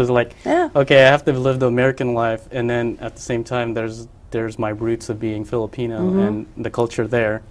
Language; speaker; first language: English; early bilingual, other home language; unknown